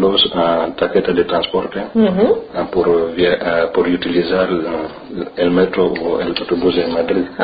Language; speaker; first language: Spanish; non-native, learner; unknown